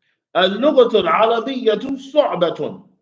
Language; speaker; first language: Arabic; non-native, fluent; English